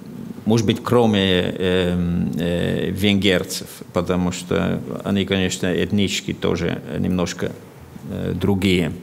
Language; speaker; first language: Russian; non-native, fluent; Finnish